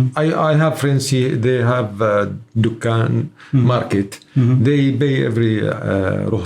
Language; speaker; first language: English; non-native, learner; Arabic